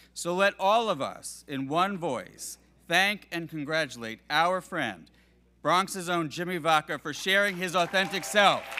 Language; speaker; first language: English; native; English